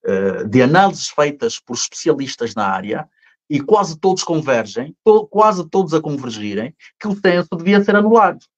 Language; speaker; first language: Portuguese; native; Portuguese